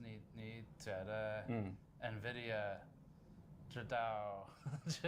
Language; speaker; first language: Chinese; non-native, learner; English